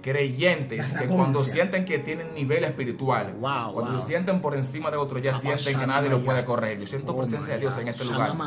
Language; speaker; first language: Spanish; native; Spanish